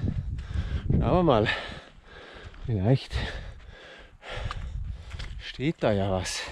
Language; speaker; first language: German; native; German